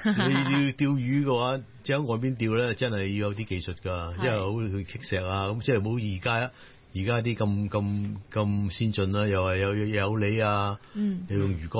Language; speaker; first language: Cantonese; native; Cantonese